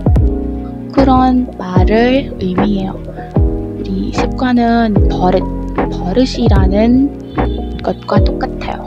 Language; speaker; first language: Korean; non-native, learner; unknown